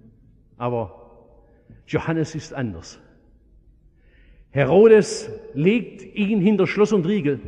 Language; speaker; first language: German; native; German